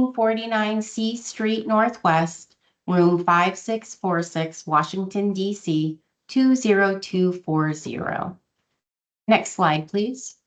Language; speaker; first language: English; native; English